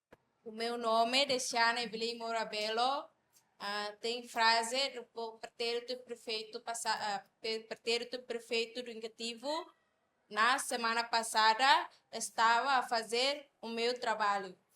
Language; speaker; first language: Portuguese; non-native, learner; Tetum